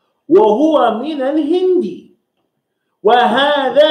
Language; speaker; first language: Arabic; non-native, fluent; English